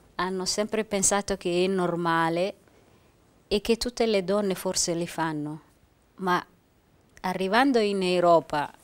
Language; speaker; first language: Italian; non-native, fluent; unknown